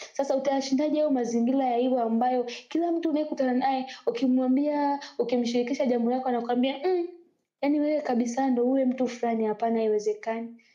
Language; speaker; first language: Swahili; native; Swahili